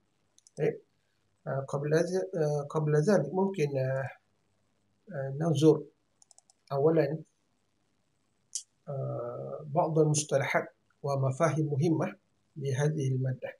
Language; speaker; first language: Arabic; non-native, fluent; Malay